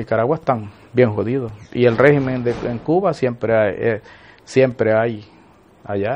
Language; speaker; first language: Spanish; native; Spanish